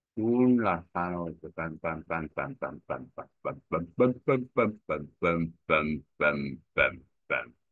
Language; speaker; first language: Vietnamese; non-native, learner; Korean